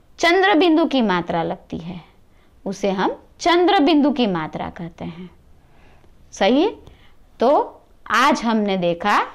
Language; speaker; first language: Hindi; non-native, local second language; Gujarati